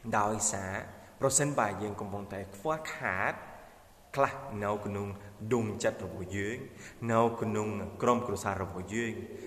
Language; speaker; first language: Khmer; non-native, fluent; Spanish